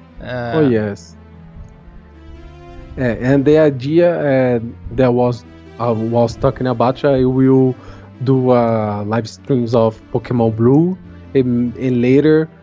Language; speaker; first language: English; non-native, learner; Portuguese